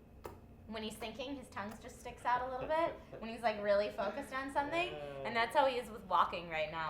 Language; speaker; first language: English; native; English